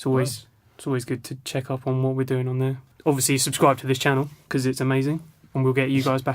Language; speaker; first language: English; native; English